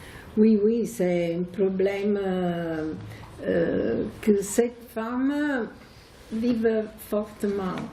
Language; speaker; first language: French; non-native, fluent; Italian